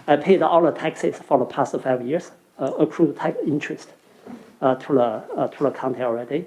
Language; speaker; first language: English; non-native, fluent; Chinese